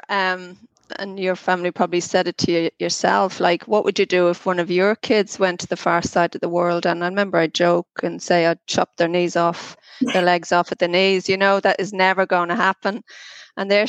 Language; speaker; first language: English; native; English